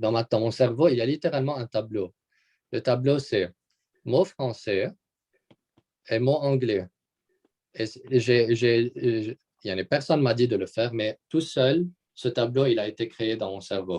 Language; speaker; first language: French; non-native, local second language; Arabic